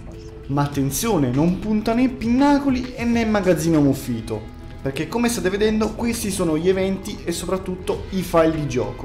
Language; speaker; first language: Italian; native; Italian